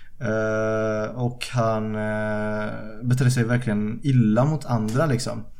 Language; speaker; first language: Swedish; early bilingual, other home language; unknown